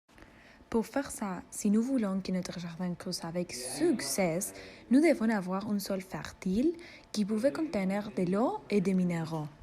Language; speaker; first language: French; non-native, learner; Spanish